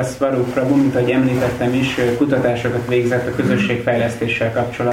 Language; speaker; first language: Hungarian; native; Hungarian